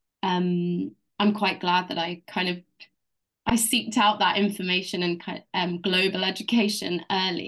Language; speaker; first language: English; native; English